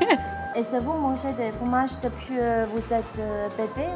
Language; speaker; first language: French; non-native, learner; Chinese